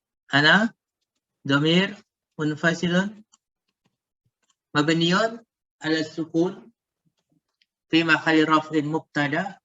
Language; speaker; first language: Arabic; non-native, fluent; Indonesian